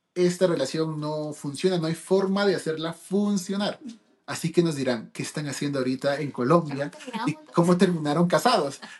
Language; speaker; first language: Spanish; early bilingual, heritage; Spanish